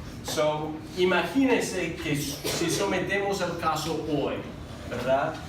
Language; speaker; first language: Spanish; non-native, fluent; English